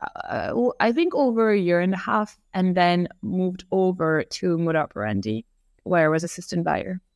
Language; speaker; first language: English; non-native, fluent; French